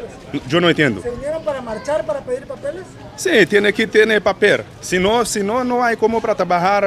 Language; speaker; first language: Portuguese; non-native, learner; Haitian Creole